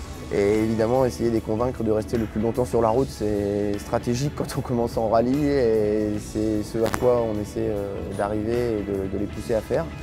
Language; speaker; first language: French; native; French